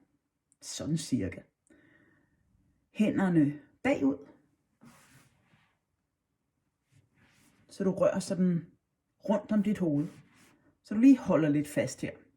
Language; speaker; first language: Danish; native; Danish